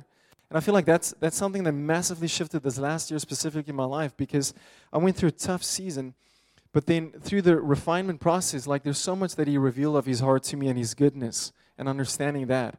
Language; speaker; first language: English; non-native, local second language; Afrikaans